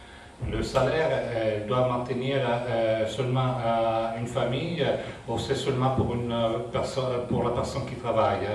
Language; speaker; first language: French; non-native, fluent; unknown